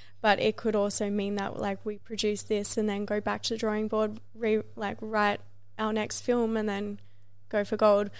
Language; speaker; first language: English; native; English